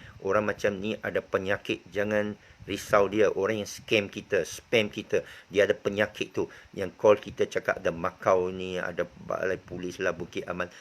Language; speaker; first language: Malay; non-native, local second language; Chinese